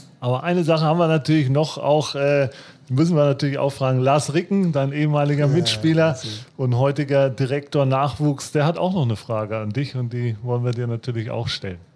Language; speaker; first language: German; native; German